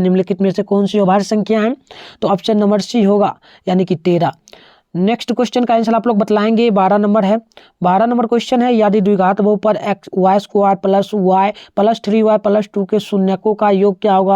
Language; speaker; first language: Hindi; native; Hindi